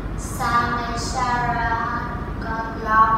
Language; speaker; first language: English; non-native, learner; Vietnamese